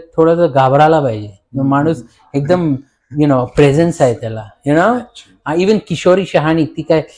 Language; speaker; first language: Marathi; early bilingual, heritage; Marathi